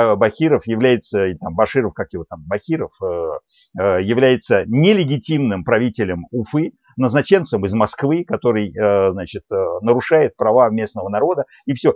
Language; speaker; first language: Russian; native; Russian